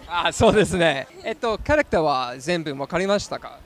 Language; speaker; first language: Japanese; non-native, learner; English